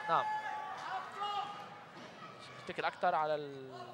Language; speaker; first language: Arabic; native; Arabic